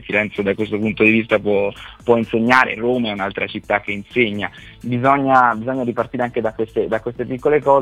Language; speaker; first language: Italian; native; Italian